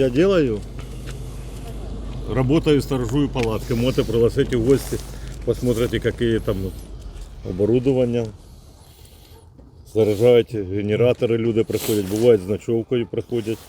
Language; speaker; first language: Russian; non-native, local second language; Ukrainian